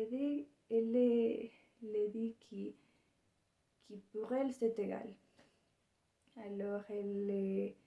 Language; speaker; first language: French; non-native, learner; Spanish